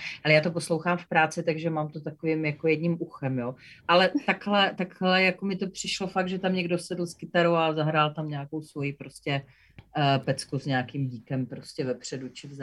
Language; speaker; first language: Czech; native; Czech